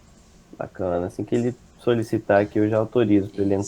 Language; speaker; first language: Portuguese; native; Portuguese